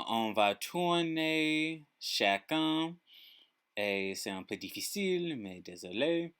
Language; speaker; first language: French; non-native, learner; English